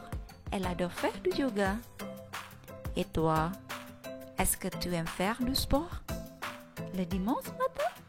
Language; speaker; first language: French; non-native, fluent; Indonesian